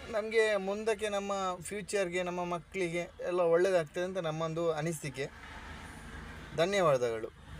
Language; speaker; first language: Kannada; native; Kannada